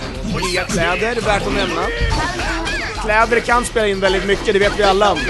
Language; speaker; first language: Swedish; native; Swedish